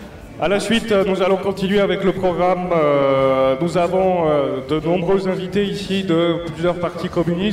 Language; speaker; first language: French; native; French